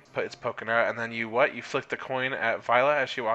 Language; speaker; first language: English; native; English